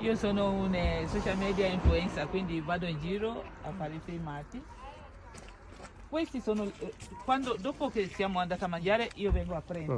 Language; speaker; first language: Italian; non-native, learner; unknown